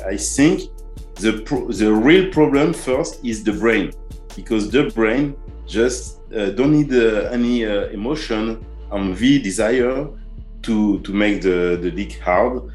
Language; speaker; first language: English; non-native, learner; French